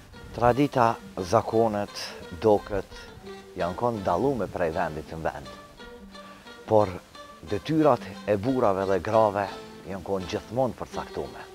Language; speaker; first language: Albanian; native; Albanian